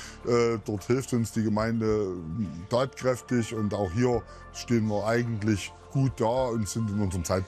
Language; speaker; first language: German; native; German